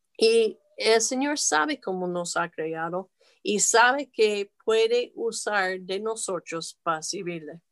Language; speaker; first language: Spanish; non-native, fluent; English